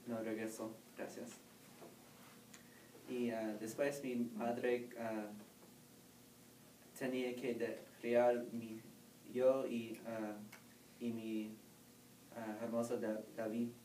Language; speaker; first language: Spanish; non-native, learner; English